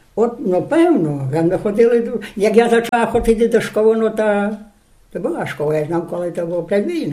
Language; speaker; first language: Polish; non-native, local second language; Rusyn